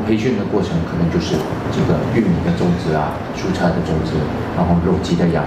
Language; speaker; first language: Chinese; native; Chinese